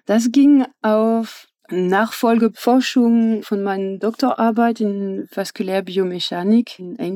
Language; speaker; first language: German; non-native, fluent; French